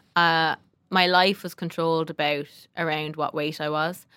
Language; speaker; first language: English; native; English